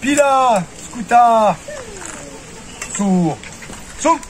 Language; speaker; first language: French; native; French